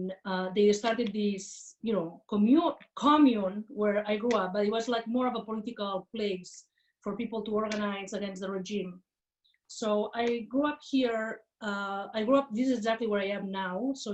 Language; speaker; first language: English; non-native, fluent; Spanish